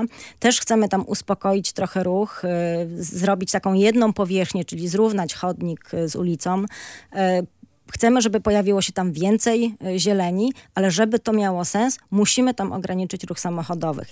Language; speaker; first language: Polish; native; Polish